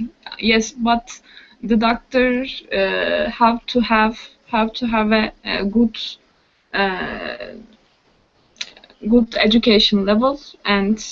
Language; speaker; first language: English; non-native, learner; Turkish